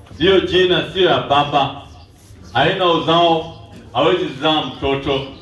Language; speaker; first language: Swahili; non-native, local second language; Luo (Kenya and Tanzania)